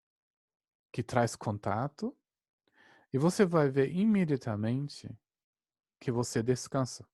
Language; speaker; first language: Portuguese; non-native, fluent; German